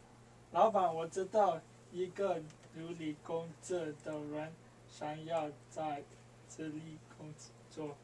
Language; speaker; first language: Chinese; non-native, learner; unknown